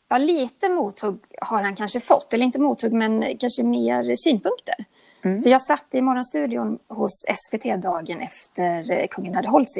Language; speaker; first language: Swedish; native; Swedish